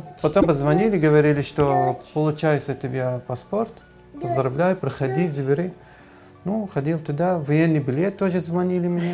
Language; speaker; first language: Russian; non-native, learner; Arabic